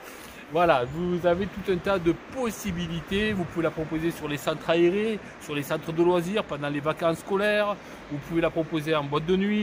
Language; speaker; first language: French; native; French